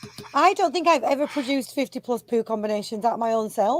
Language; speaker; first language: English; native; English